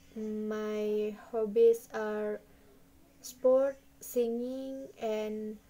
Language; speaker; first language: English; non-native, learner; Indonesian